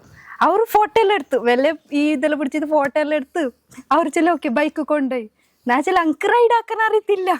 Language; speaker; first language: Malayalam; non-native, local second language; Hindi